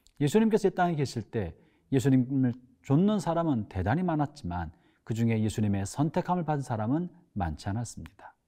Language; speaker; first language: Korean; native; Korean